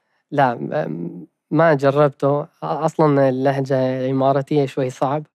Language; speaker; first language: Arabic; non-native, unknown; Albanian